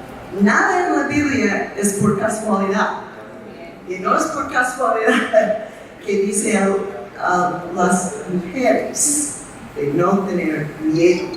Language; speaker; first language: Spanish; non-native, fluent; English